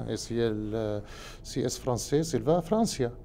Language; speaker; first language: Spanish; non-native, learner; Arabic